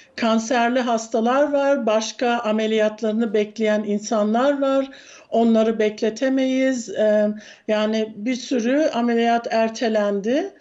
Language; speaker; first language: Turkish; early bilingual, heritage; Turkish